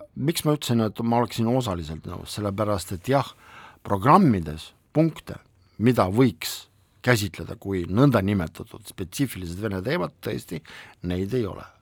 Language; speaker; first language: Estonian; non-native, local second language; Russian